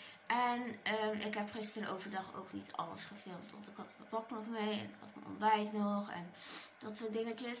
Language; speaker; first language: Dutch; native; Dutch